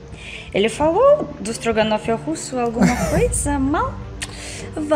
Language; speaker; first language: Portuguese; non-native, learner; Russian